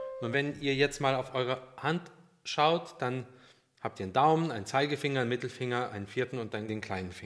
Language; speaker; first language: German; early bilingual, other home language; Russian